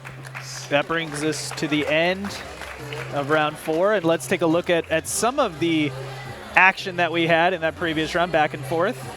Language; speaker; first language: English; native; English